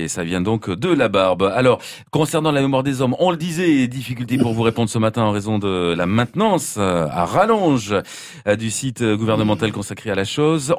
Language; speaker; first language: French; native; French